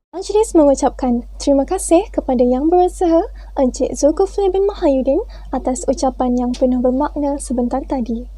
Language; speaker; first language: Malay; native; Malay